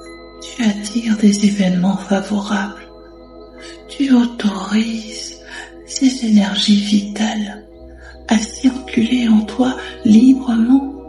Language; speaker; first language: French; native; French